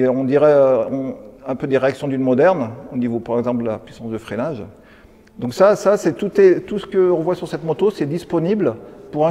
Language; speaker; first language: French; native; French